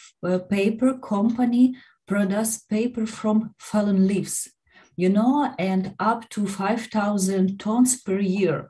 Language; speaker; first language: English; non-native, learner; Ukrainian